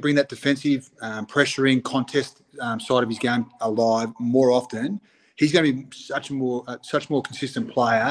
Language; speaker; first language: English; native; English